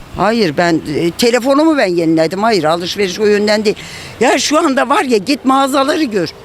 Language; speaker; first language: Turkish; native; Turkish